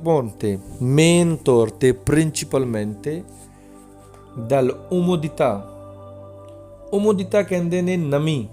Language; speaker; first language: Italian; non-native, fluent; Punjabi